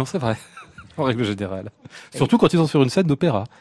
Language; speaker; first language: French; native; French